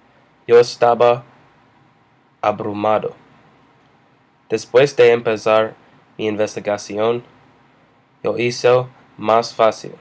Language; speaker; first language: Spanish; non-native, learner; English